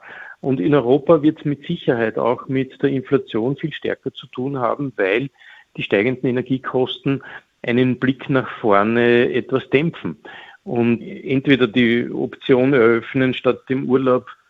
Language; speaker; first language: German; native; German